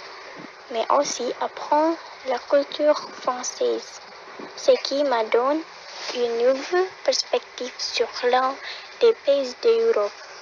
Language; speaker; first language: French; non-native, learner; Indonesian